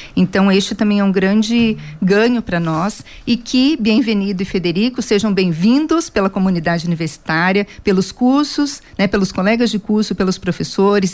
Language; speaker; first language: Portuguese; native; Portuguese